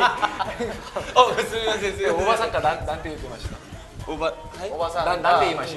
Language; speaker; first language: Japanese; non-native, fluent; Korean